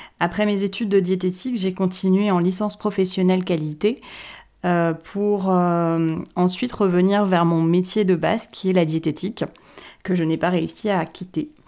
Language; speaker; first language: French; native; French